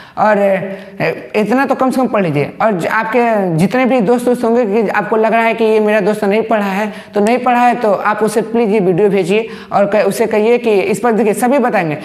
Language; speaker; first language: Hindi; native; Hindi